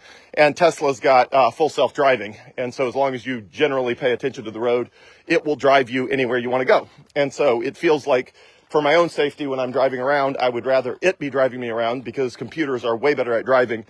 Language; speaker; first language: English; native; English